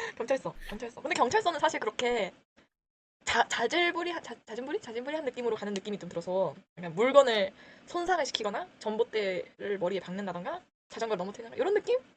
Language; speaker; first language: Korean; early bilingual, heritage; Korean